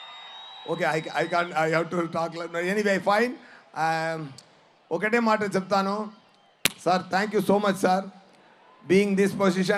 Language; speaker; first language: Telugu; non-native, learner; Tamil